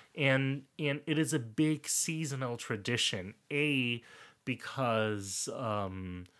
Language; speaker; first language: English; non-native, fluent; German